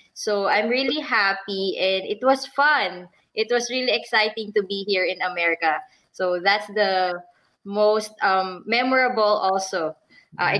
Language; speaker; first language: English; non-native, local second language; Filipino